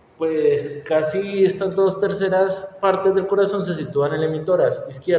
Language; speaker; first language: Spanish; native; Spanish